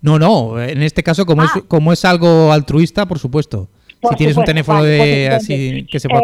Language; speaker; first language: Spanish; native; Spanish